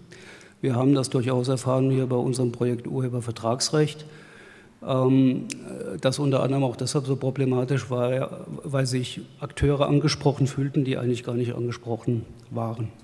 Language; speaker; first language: German; native; German